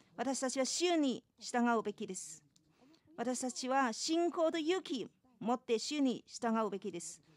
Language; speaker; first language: Japanese; non-native, fluent; Chinese